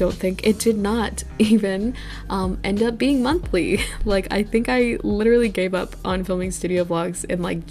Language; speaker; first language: English; native; English